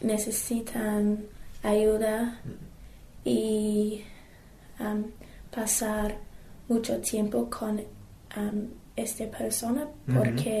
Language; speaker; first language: Spanish; non-native, learner; English